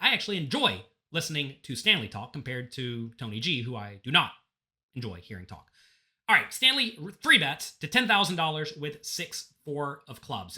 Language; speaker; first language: English; native; English